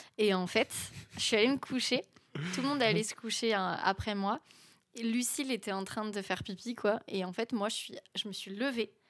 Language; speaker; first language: French; native; French